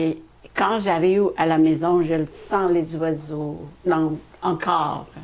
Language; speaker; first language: French; non-native, fluent; Khmer